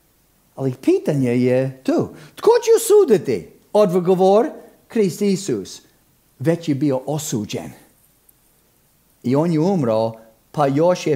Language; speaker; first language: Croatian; non-native, fluent; English